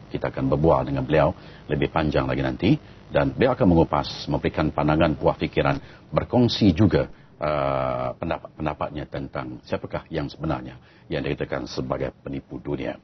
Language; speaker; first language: Malay; native; Malay